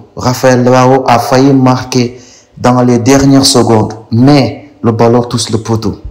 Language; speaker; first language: French; non-native, local second language; Wolof